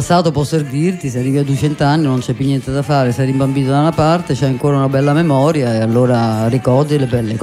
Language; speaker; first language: Italian; native; Italian